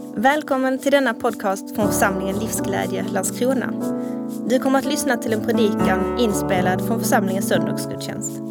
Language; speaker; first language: Swedish; native; Swedish